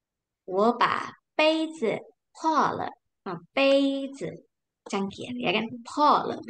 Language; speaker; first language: Chinese; non-native, fluent; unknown